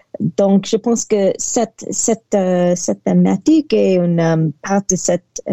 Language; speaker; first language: French; non-native, learner; English